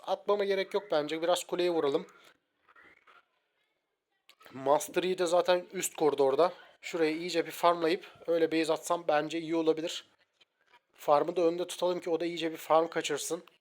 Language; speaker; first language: Turkish; native; Turkish